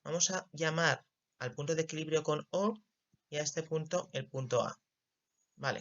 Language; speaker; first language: Spanish; native; Spanish